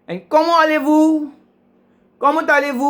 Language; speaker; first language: French; non-native, fluent; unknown